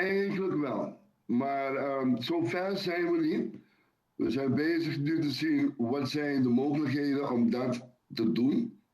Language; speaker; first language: Dutch; non-native, local second language; Papiamento